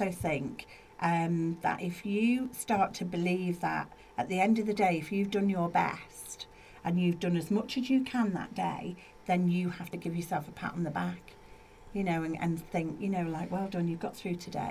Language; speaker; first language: English; native; English